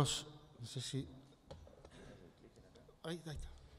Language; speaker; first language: Spanish; native; Spanish